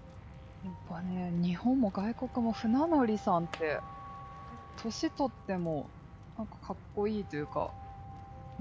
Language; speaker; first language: Japanese; native; Japanese